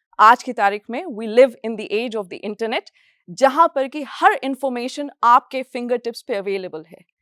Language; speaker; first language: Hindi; non-native, fluent; English